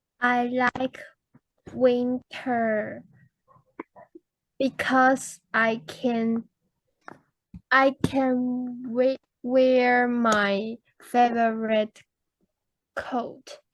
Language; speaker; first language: English; non-native, learner; Chinese